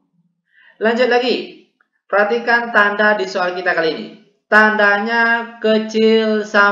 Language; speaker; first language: Indonesian; native; Indonesian